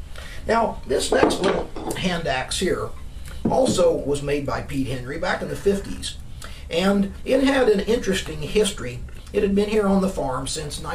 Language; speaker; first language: English; native; English